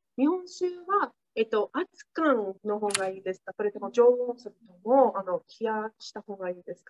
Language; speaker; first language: Japanese; non-native, fluent; English